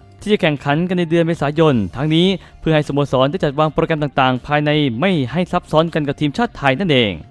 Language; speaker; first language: Thai; native; Thai